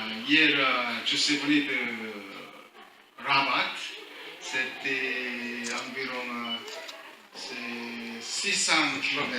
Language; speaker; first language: French; non-native, learner; Korean